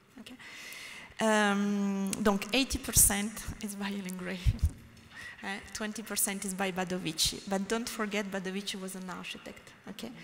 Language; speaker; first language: English; non-native, learner; French